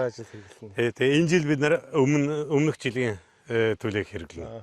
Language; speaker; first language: Mongolian; non-native, fluent; Hungarian